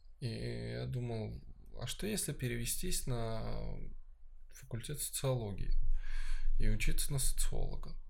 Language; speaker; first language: Russian; early bilingual, other home language; Armenian